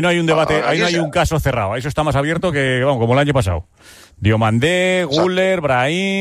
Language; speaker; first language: Spanish; native; Spanish